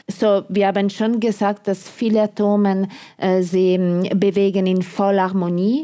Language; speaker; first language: German; non-native, fluent; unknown